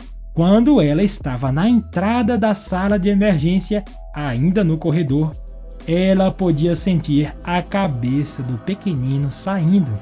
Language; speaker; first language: Portuguese; native; Portuguese